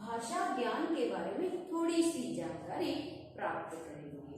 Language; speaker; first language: Hindi; non-native, local second language; Kannada